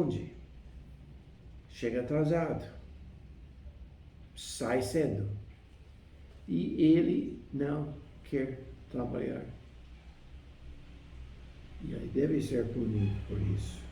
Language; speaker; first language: Portuguese; non-native, fluent; English